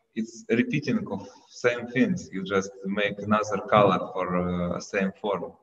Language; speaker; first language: English; non-native, learner; Russian